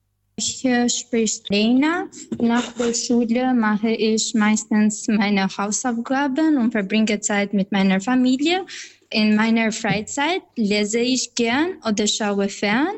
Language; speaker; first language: German; non-native, fluent; Albanian